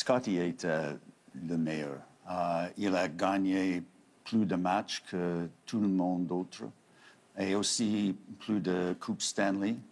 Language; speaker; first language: French; non-native, fluent; English